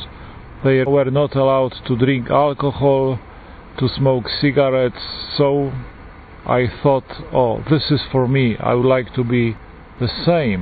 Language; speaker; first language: English; non-native, fluent; Polish